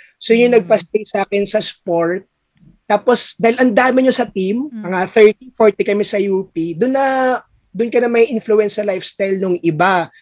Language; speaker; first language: Filipino; native; Filipino